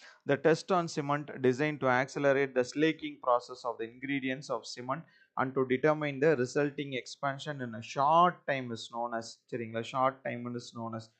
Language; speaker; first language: English; non-native, local second language; Tamil